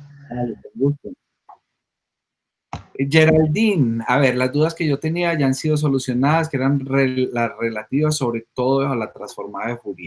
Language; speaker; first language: Spanish; native; Spanish